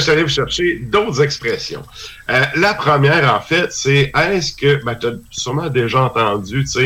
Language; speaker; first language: French; native; French